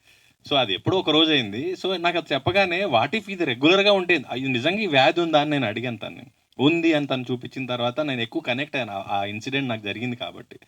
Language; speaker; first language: Telugu; native; Telugu